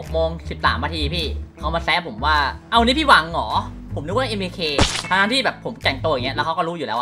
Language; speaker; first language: Thai; native; Thai